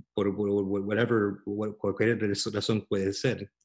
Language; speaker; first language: Spanish; early bilingual, heritage; Spanish